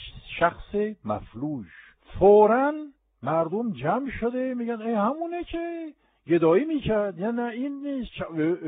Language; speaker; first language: Persian; non-native, fluent; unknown